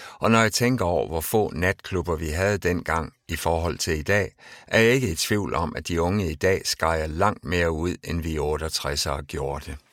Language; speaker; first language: Danish; native; Danish